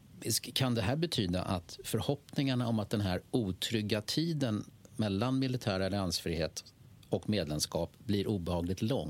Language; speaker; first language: Swedish; native; Swedish